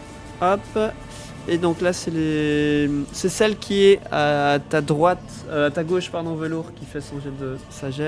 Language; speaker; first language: French; native; French